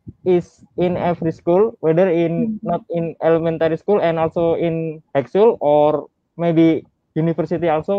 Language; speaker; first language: English; non-native, learner; Indonesian